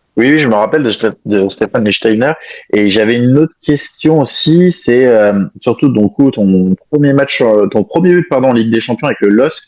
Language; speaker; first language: French; native; French